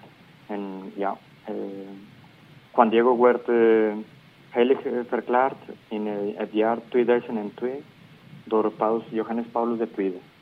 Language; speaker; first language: Dutch; non-native, fluent; Spanish